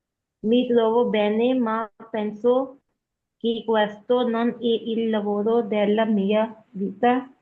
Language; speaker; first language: Italian; non-native, learner; Punjabi